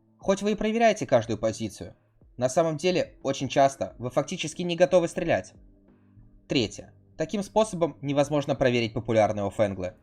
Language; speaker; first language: Russian; native; Russian